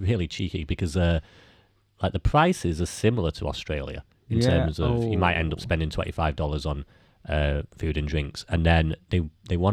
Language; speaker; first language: English; native; English